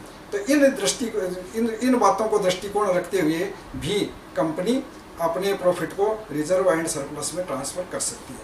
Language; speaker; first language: Hindi; native; Hindi